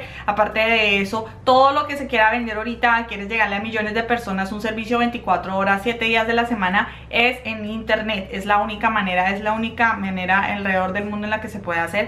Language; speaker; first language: Spanish; native; Spanish